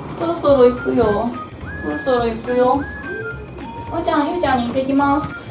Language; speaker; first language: Japanese; native; Japanese